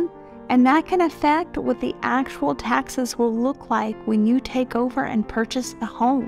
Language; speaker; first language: English; native; English